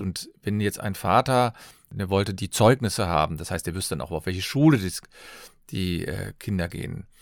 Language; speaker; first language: German; native; German